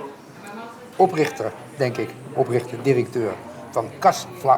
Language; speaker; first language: Dutch; native; Dutch